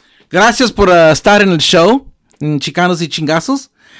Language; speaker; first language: Spanish; early bilingual, heritage; Spanish